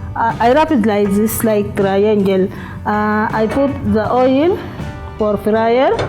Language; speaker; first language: English; non-native, learner; Arabic